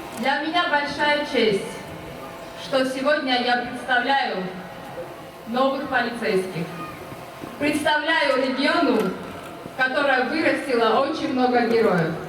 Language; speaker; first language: Russian; non-native, fluent; Georgian